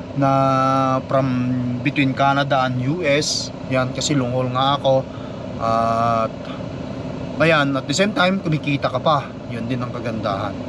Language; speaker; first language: Filipino; non-native, local second language; Iloko